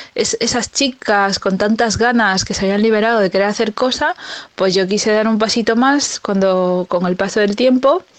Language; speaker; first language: Spanish; native; Spanish